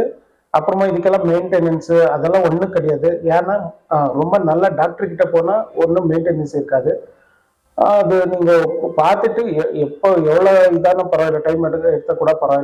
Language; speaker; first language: Tamil; non-native, local second language; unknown